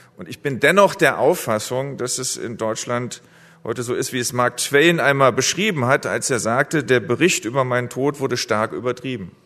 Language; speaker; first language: German; native; German